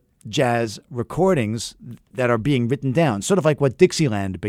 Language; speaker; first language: English; native; English